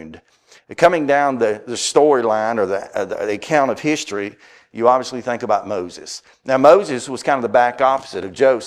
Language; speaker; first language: English; native; English